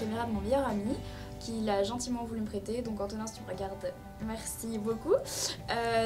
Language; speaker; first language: French; native; French